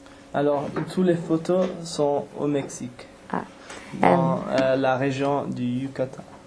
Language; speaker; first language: French; non-native, fluent; English